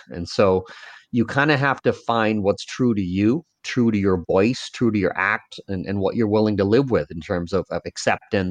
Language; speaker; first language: English; early bilingual, other home language; Lao